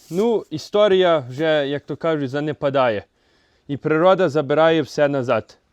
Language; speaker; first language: Ukrainian; native; Ukrainian